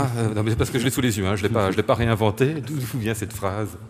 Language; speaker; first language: French; native; French